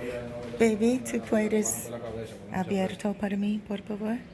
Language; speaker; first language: Spanish; non-native, learner; English